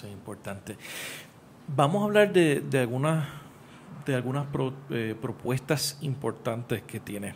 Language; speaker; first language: Spanish; native; Spanish